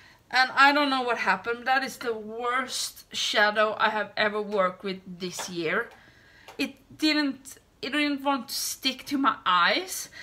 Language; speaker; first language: English; non-native, fluent; Swedish